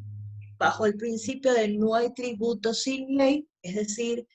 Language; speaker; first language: Spanish; native; Spanish